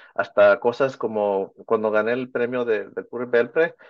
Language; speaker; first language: Spanish; early bilingual, heritage; Spanish